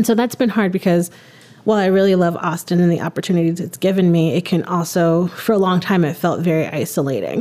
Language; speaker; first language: English; native; English